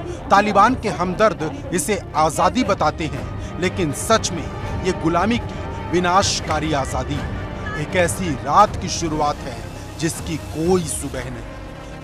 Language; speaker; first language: Hindi; native; Hindi